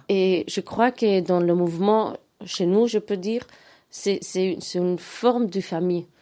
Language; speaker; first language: French; non-native, local second language; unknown